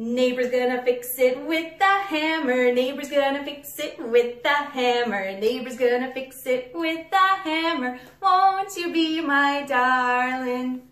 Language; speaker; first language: English; native; English